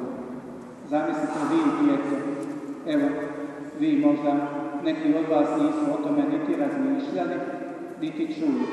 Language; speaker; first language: Serbian; native; Serbian